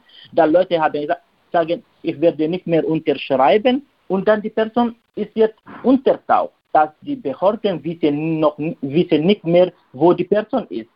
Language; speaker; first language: German; non-native, learner; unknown